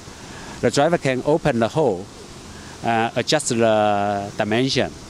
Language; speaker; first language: English; non-native, learner; Chinese